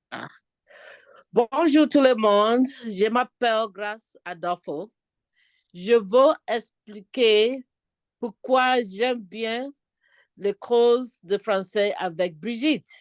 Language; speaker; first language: French; non-native, learner; Akan